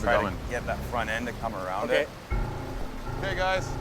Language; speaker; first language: English; native; English